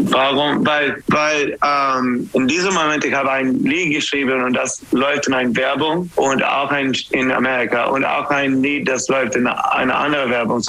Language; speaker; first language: German; non-native, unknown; English